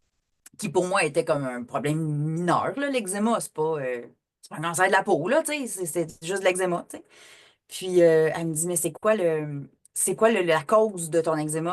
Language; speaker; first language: French; native; French